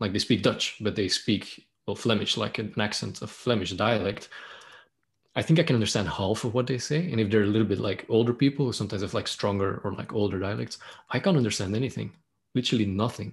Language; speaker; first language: English; non-native, fluent; Dutch